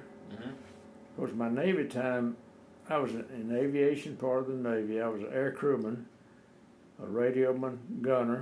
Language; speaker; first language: English; native; English